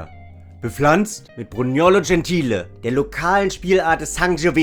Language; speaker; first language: German; native; German